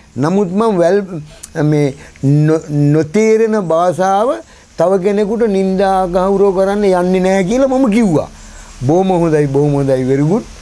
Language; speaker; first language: Sinhala; native; Sinhala